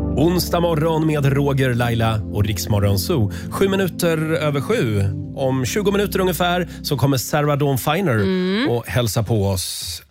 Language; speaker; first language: Swedish; native; Swedish